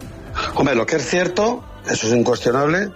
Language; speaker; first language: Spanish; native; Spanish